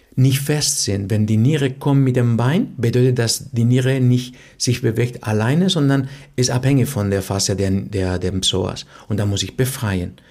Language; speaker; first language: German; non-native, fluent; Spanish